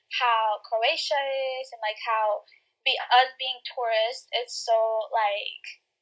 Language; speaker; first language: English; early bilingual, other home language; Spanish